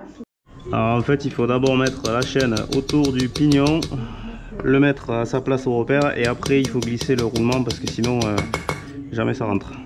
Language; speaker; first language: French; native; French